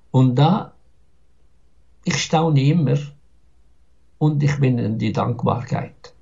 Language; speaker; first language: German; non-native, fluent; Arabic